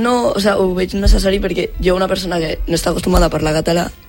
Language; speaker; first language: Catalan; non-native, local second language; Spanish